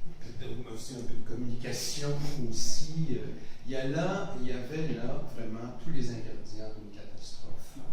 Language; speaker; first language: French; native; French